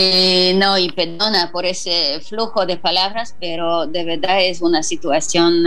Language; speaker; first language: Spanish; non-native, fluent; Polish